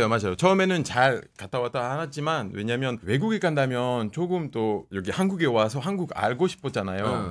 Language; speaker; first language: Korean; non-native, fluent; French